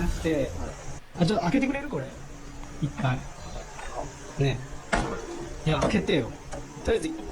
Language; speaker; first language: Japanese; native; Japanese